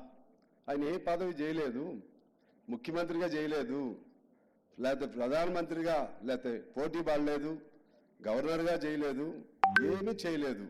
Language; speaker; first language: Telugu; native; Telugu